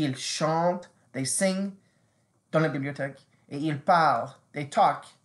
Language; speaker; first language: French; non-native, fluent; English